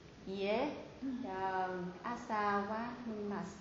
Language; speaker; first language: Japanese; non-native, learner; Vietnamese